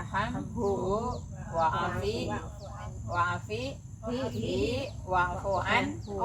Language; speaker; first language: Arabic; non-native, fluent; Sundanese